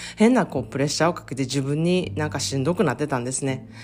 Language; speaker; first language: Japanese; native; Japanese